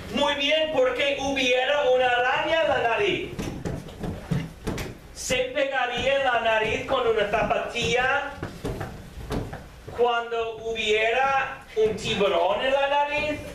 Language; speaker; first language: Spanish; non-native, fluent; English